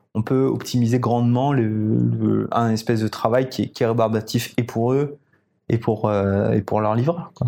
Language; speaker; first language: French; native; French